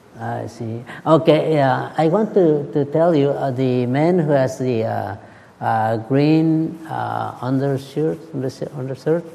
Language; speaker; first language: English; non-native, learner; Spanish